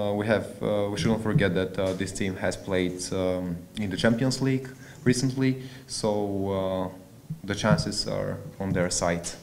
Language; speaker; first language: English; non-native, fluent; Bulgarian